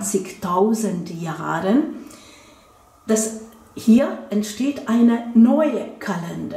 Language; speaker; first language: German; non-native, fluent; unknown